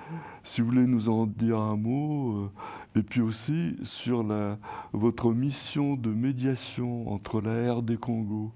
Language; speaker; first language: French; native; French